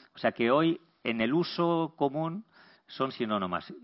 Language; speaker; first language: Spanish; native; Spanish